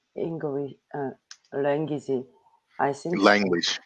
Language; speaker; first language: English; non-native, learner; Korean